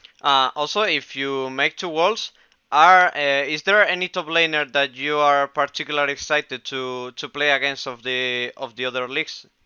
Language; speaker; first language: English; non-native, fluent; Spanish